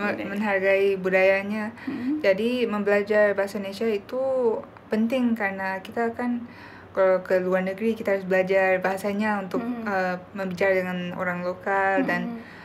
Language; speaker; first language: Indonesian; non-native, local second language; Korean